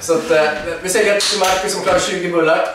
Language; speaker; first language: Swedish; native; Swedish